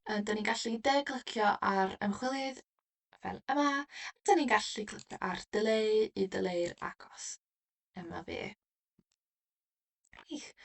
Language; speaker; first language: Welsh; non-native, local second language; English